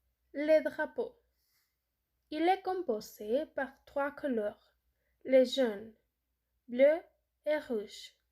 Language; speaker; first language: French; non-native, learner; Spanish